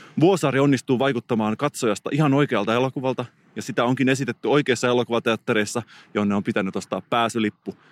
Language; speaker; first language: Finnish; native; Finnish